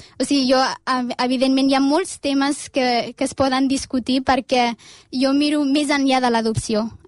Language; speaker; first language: Catalan; early bilingual, other home language; Amharic